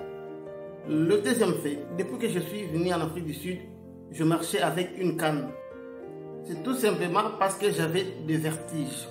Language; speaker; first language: French; non-native, local second language; Lingala